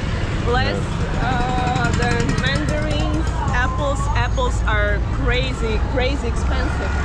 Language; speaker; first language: English; non-native, fluent; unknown